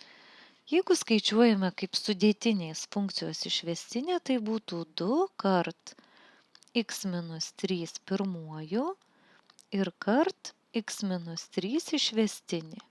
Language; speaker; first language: Lithuanian; native; Lithuanian